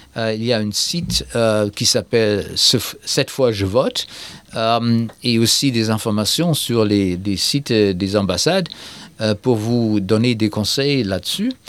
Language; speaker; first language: French; non-native, fluent; German